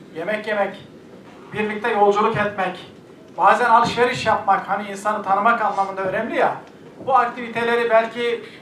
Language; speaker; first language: Turkish; native; Turkish